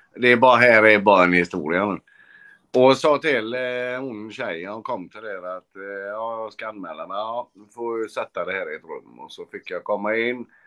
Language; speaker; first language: Swedish; native; Swedish